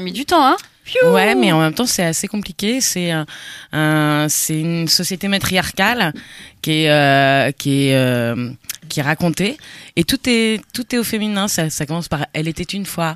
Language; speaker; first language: French; native; French